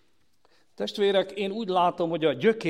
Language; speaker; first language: Hungarian; native; Hungarian